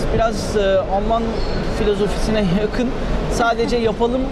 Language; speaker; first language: Turkish; native; Turkish